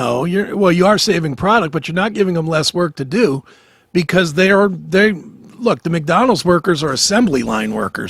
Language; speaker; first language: English; native; English